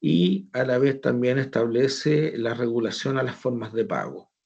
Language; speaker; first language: Spanish; native; Spanish